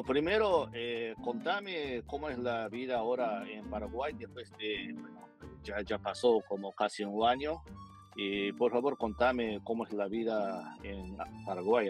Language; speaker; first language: Spanish; non-native, fluent; Japanese